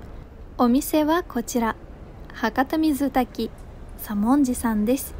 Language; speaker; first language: Japanese; non-native, fluent; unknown